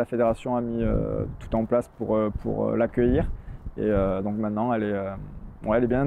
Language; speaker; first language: French; native; French